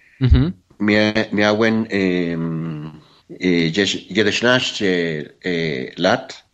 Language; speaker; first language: Polish; non-native, learner; Spanish